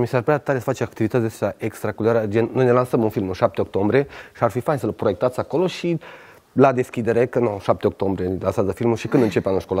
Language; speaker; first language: Romanian; native; Romanian